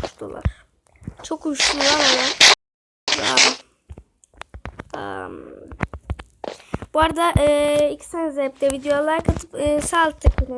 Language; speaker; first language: Turkish; native; Turkish